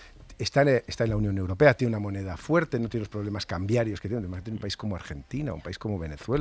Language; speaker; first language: Spanish; native; Spanish